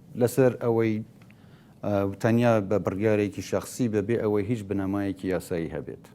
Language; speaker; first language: Central Kurdish; native; Central Kurdish